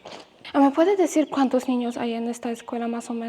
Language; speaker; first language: Spanish; non-native, fluent; Polish